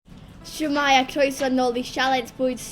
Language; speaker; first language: Welsh; non-native, local second language; English